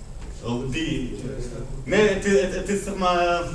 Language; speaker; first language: Dutch; non-native, fluent; Spanish